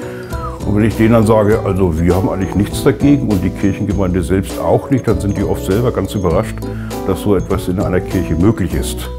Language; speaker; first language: German; native; German